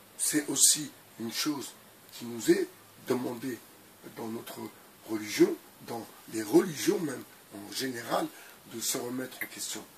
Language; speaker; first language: French; native; French